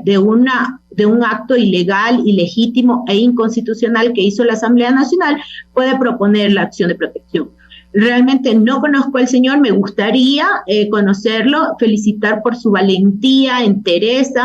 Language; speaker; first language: Spanish; native; Spanish